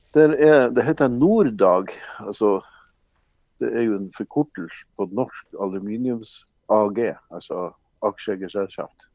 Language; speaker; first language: Norwegian; native; Norwegian